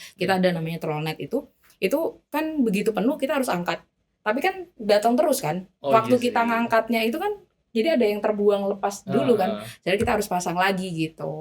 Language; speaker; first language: Indonesian; native; Indonesian